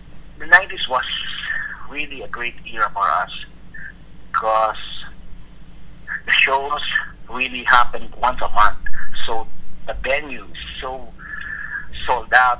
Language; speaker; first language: English; non-native, local second language; Filipino